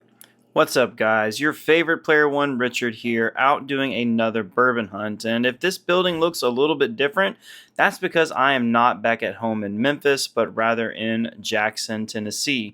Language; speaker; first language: English; native; English